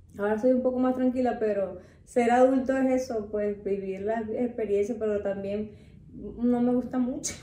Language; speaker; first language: Spanish; native; Spanish